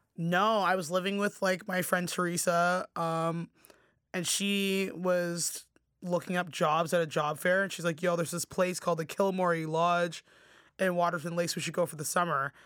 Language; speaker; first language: English; native; English